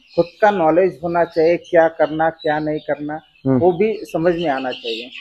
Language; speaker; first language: Hindi; non-native, local second language; Marathi